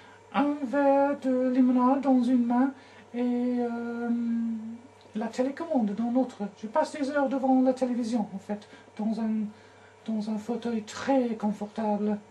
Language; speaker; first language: French; non-native, learner; English